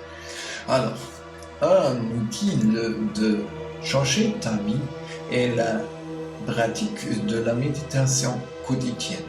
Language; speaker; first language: French; non-native, learner; German